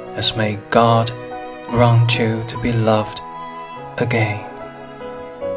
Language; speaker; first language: English; non-native, fluent; Chinese